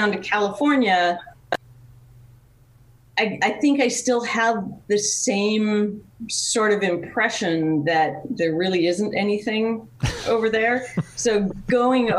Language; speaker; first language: English; native; English